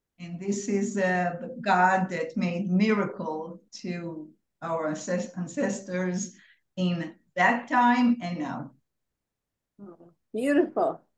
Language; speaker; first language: English; native; English